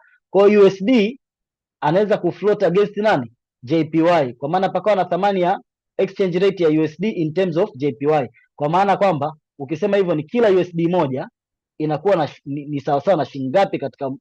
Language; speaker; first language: Swahili; native; Swahili